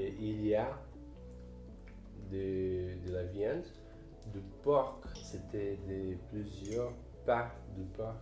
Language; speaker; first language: French; non-native, learner; Portuguese